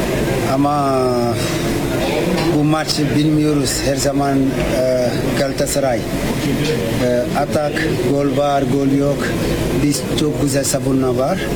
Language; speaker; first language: Turkish; non-native, learner; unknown